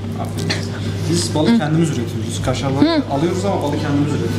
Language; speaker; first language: Turkish; native; Turkish